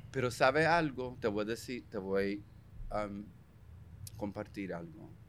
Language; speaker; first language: Spanish; early bilingual, heritage; Spanish